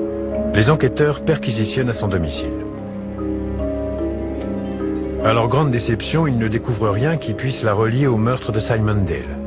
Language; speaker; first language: French; native; French